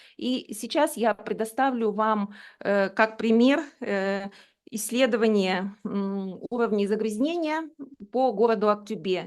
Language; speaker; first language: Russian; native; Russian